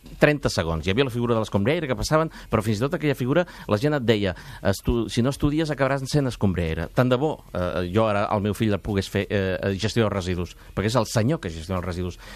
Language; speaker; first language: Catalan; native; Catalan